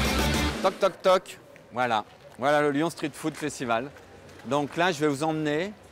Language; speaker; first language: French; native; French